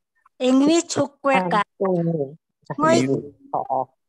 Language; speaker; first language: Chinese; non-native, learner; Indonesian